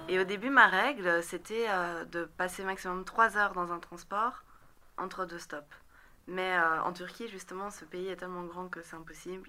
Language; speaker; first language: French; native; French